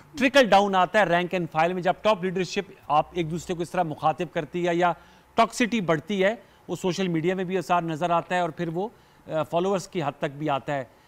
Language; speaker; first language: Hindi; native; Hindi